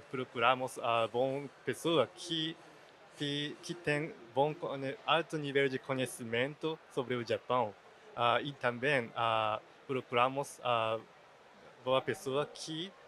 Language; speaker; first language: Portuguese; non-native, learner; Japanese